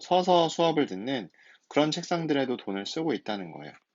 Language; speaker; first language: Korean; native; Korean